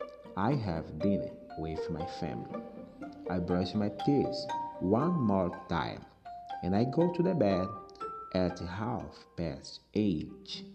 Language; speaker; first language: English; non-native, learner; Portuguese